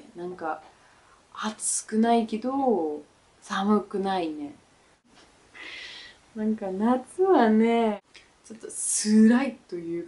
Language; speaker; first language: Japanese; non-native, learner; Danish